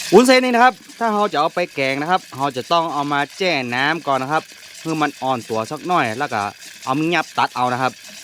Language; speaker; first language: Thai; native; Thai